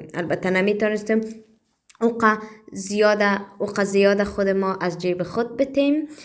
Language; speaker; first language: Persian; early bilingual, heritage; Persian